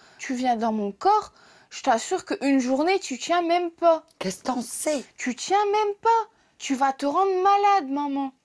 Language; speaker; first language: French; native; French